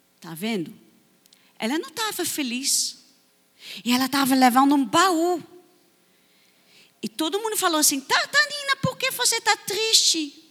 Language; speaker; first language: Portuguese; non-native, fluent; Dutch